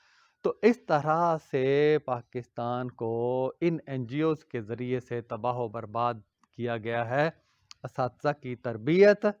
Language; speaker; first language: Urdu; non-native, local second language; Punjabi